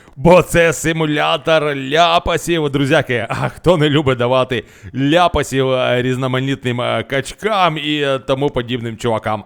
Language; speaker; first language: Ukrainian; native; Ukrainian